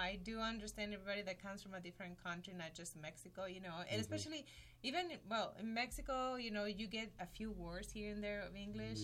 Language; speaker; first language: English; non-native, fluent; Spanish